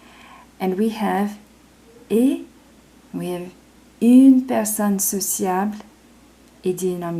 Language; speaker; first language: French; non-native, fluent; English